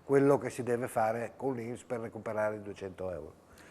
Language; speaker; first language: Italian; native; Italian